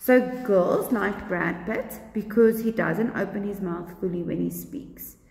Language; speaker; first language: English; non-native, local second language; Afrikaans